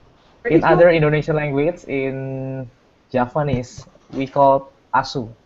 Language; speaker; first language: English; non-native, fluent; Indonesian